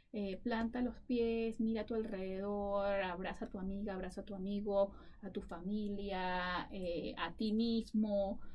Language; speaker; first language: Spanish; native; Spanish